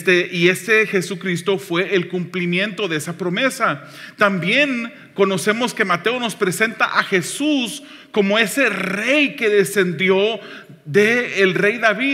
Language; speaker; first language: Spanish; native; Spanish